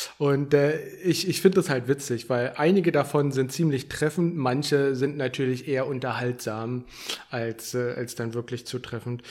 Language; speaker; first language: German; native; German